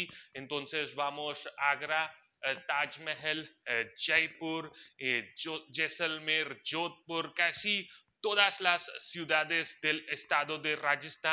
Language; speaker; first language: Spanish; non-native, fluent; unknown